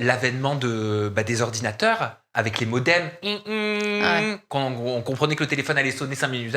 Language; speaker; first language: French; native; French